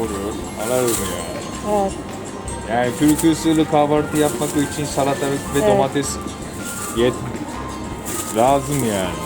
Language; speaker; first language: Turkish; non-native, fluent; Japanese